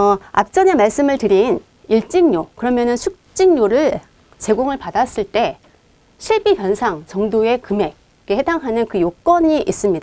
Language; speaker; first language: Korean; native; Korean